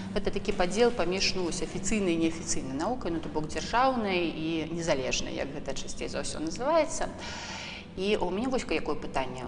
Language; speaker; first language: Belarusian; native; Belarusian